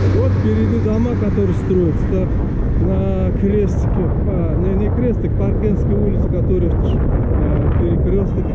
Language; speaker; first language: Russian; non-native, local second language; Uzbek